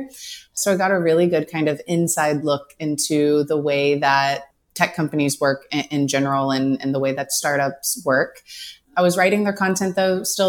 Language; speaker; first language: English; native; English